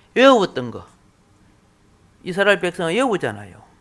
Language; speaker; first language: Korean; native; Korean